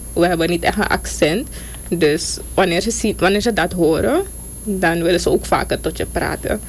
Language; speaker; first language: Dutch; native; Dutch